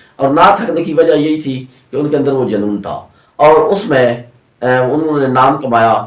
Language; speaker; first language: Urdu; non-native, local second language; Punjabi